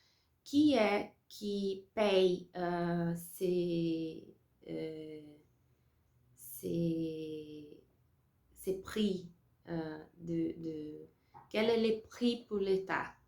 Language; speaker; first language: French; non-native, learner; Portuguese